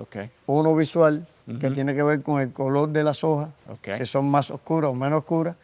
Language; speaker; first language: Spanish; native; Spanish